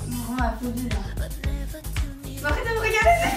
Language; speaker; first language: French; native; French